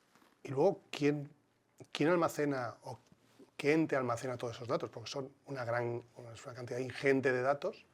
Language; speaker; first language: Spanish; native; Spanish